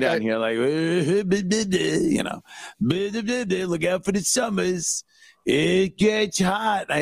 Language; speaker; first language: English; native; English